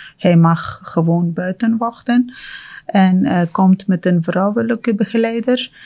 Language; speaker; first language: Dutch; non-native, fluent; Persian